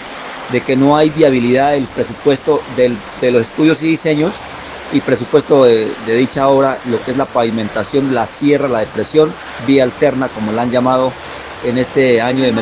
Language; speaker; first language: Spanish; native; Spanish